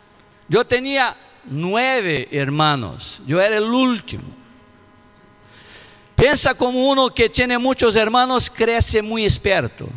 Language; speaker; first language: Spanish; non-native, learner; Portuguese